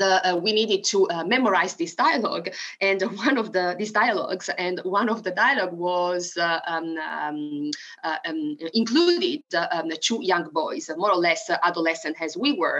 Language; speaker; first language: English; non-native, fluent; Italian